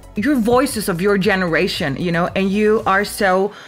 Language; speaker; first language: English; non-native, fluent; Spanish